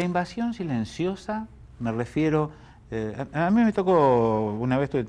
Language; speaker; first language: Spanish; native; Spanish